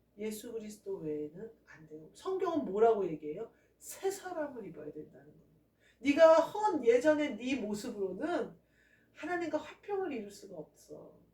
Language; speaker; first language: Korean; native; Korean